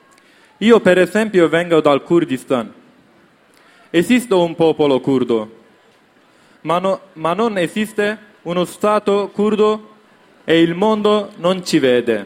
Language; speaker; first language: Italian; non-native, learner; Kurdish